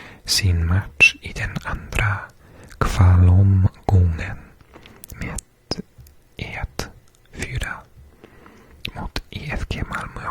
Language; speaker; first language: Swedish; non-native, fluent; English